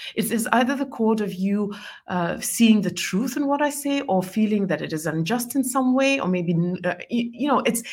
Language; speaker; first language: English; non-native, fluent; Estonian